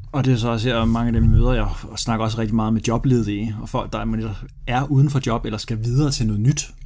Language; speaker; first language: Danish; early bilingual, other home language; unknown